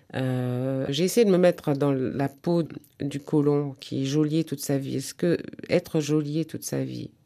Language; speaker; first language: French; native; French